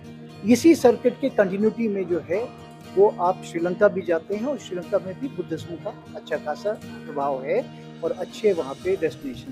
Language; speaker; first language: Hindi; native; Hindi